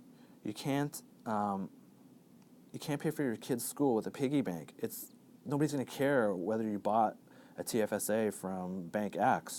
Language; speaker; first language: English; native; English